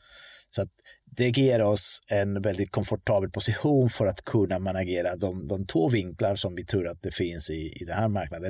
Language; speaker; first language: Swedish; non-native, fluent; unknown